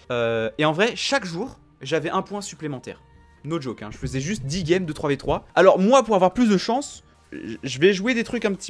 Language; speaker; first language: French; native; French